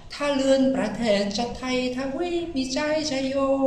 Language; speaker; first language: Thai; non-native, learner; Vietnamese